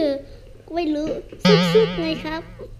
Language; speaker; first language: Thai; native; Thai